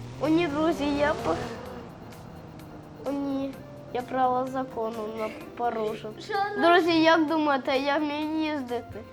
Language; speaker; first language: Ukrainian; native; Ukrainian